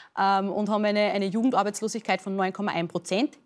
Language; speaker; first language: German; native; German